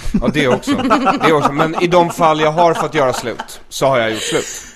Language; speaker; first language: Swedish; native; Swedish